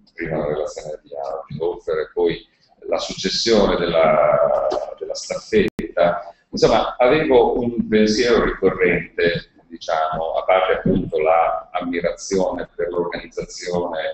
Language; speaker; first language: Italian; native; Italian